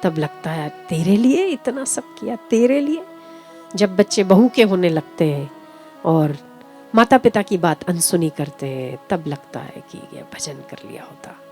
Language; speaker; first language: Hindi; native; Hindi